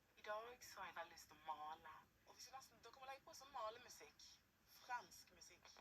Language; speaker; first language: Norwegian; early bilingual, other home language; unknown